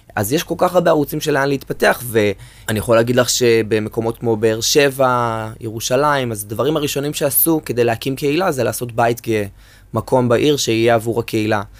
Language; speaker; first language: Hebrew; native; Hebrew